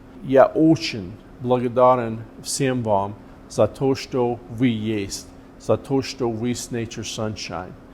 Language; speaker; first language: Russian; non-native, fluent; English